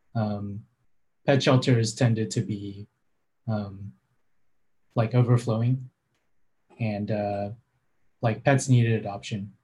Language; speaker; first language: English; native; English